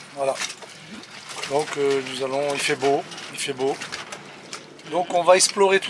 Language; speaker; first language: French; native; French